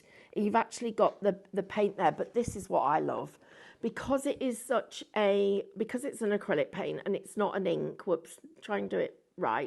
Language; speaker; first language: English; native; English